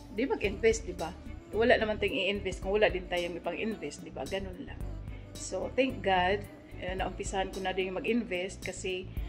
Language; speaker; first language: Filipino; non-native, local second language; Cebuano